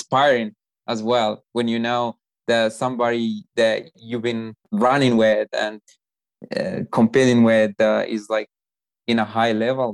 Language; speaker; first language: English; non-native, fluent; Arabic